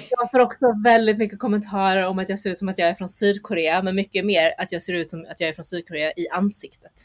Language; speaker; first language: Swedish; early bilingual, other home language; Chinese